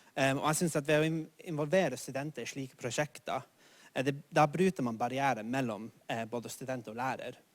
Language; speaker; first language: Norwegian; non-native, fluent; English